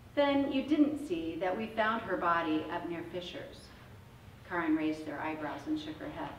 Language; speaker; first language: English; native; English